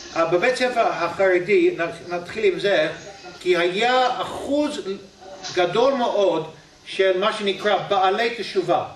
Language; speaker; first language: Hebrew; non-native, fluent; English